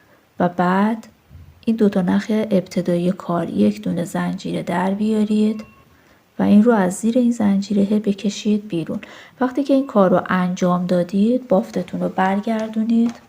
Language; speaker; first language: Persian; native; Persian